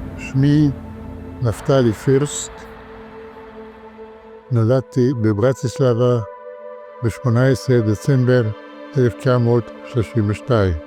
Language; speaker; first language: Hebrew; non-native, fluent; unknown